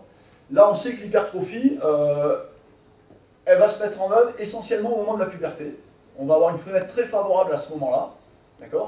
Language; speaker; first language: French; native; French